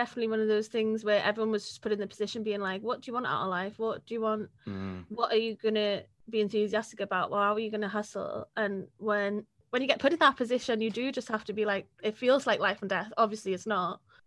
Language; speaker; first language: English; native; English